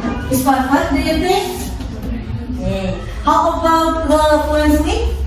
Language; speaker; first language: English; non-native, learner; Indonesian